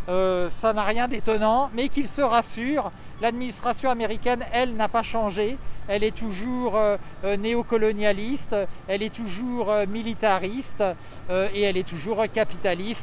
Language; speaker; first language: French; native; French